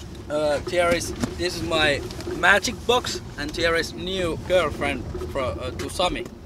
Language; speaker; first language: English; non-native, learner; Finnish